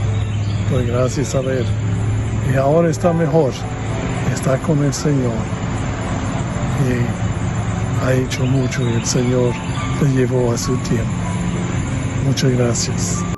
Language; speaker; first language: Spanish; non-native, fluent; English